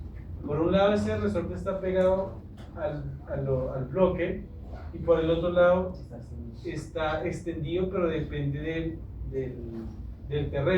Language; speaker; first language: Spanish; native; Spanish